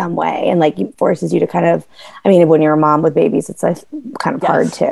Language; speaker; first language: English; native; English